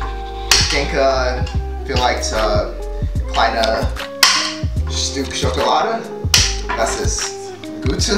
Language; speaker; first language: German; non-native, learner; English